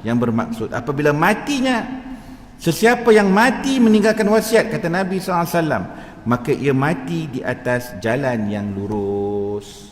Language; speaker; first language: Malay; native; Malay